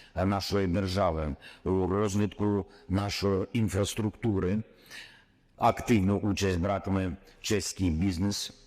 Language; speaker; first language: Ukrainian; non-native, local second language; Russian